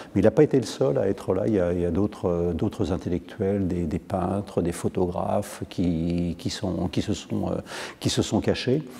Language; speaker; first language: French; native; French